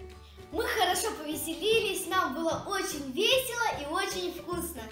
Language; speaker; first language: Russian; native; Russian